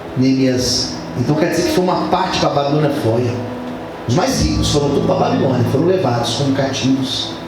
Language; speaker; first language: Portuguese; native; Portuguese